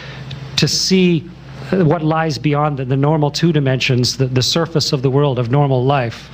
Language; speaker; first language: English; native; English